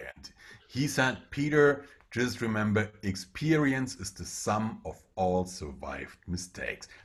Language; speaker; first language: English; non-native, fluent; German